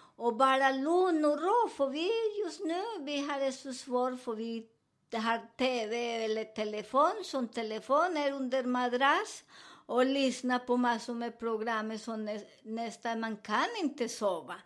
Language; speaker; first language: Swedish; non-native, fluent; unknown